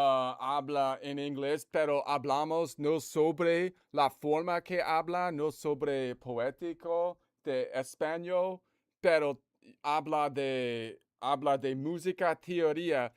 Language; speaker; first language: Spanish; non-native, learner; English